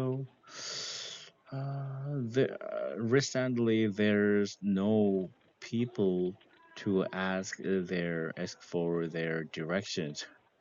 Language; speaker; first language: English; non-native, learner; Korean